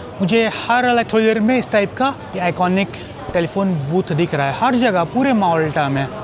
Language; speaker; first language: Hindi; native; Hindi